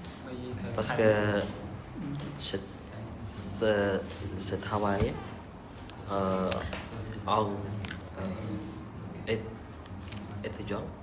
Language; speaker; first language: French; non-native, learner; Vietnamese